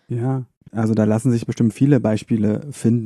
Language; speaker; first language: German; native; German